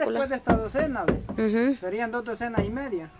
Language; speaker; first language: Spanish; native; Spanish